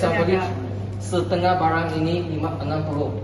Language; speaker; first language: Indonesian; non-native, local second language; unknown